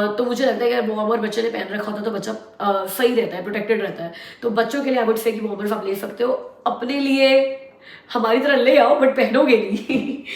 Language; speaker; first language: Hindi; native; Hindi